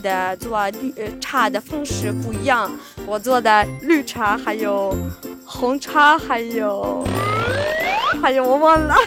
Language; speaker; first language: Chinese; non-native, learner; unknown